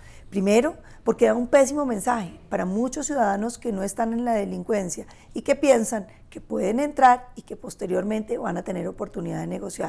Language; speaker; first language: Spanish; native; Spanish